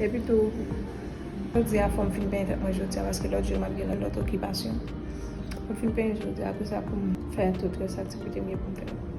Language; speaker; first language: French; non-native, learner; Haitian Creole